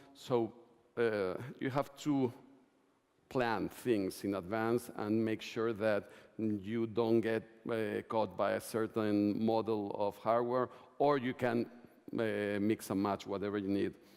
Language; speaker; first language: English; non-native, fluent; Spanish